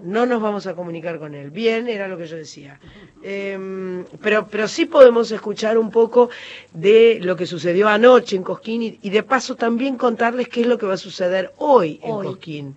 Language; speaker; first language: Spanish; native; Spanish